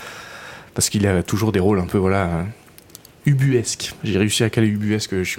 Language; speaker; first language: French; native; French